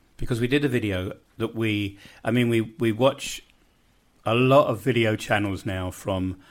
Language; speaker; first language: English; native; English